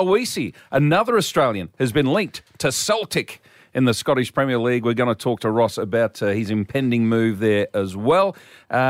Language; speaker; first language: English; native; English